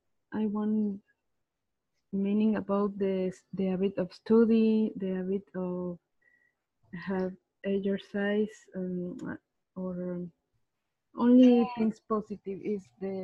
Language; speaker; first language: English; non-native, learner; Spanish